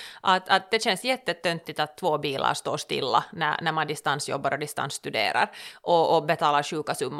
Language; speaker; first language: Swedish; native; Swedish